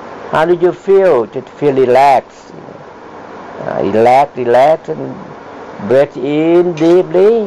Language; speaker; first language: English; non-native, fluent; Thai